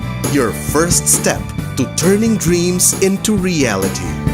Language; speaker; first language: English; non-native, local second language; Filipino